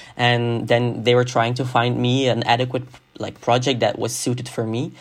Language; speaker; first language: English; non-native, fluent; Dutch